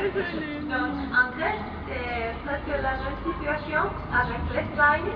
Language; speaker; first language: French; non-native, fluent; Greek